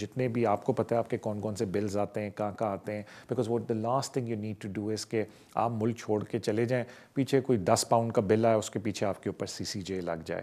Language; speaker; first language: Urdu; native; Urdu